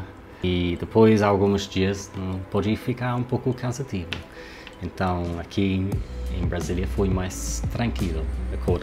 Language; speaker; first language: Portuguese; non-native, learner; English